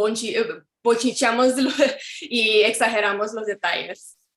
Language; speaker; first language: Spanish; early bilingual, heritage; Spanish